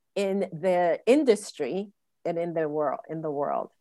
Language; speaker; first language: English; native; English